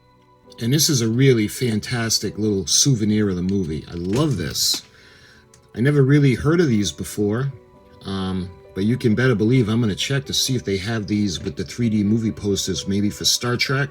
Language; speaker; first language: English; native; English